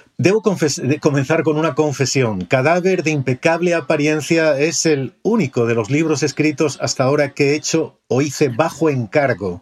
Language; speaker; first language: Spanish; native; Spanish